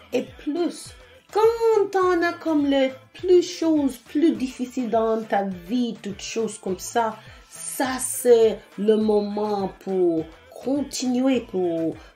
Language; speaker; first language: French; non-native, fluent; English